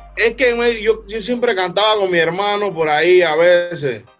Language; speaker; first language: Spanish; native; Spanish